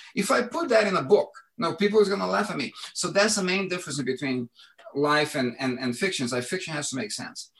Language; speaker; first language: English; non-native, fluent; Portuguese